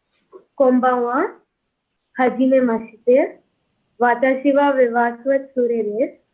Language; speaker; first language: Japanese; non-native, learner; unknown